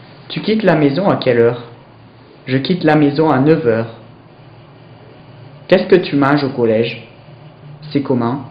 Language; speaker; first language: French; non-native, learner; English